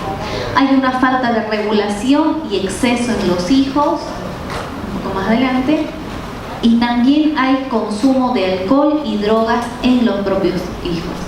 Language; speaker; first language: Spanish; native; Spanish